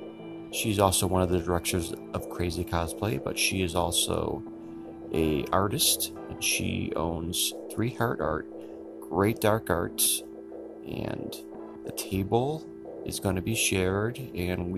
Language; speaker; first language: English; native; English